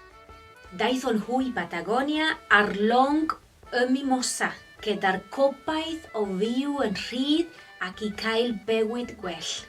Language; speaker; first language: Welsh; non-native, local second language; Spanish